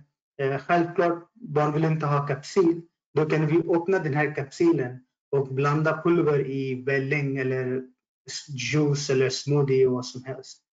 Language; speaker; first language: Swedish; non-native, fluent; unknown